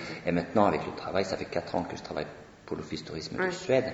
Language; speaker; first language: French; non-native, fluent; Swedish